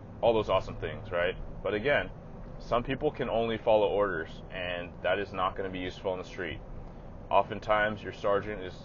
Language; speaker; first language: English; native; English